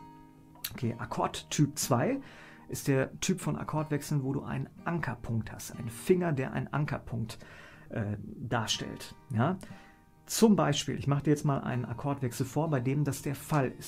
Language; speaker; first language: German; native; German